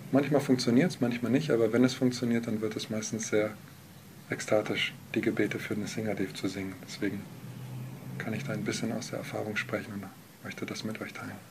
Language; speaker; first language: German; native; German